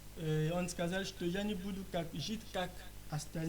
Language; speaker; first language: Russian; non-native, learner; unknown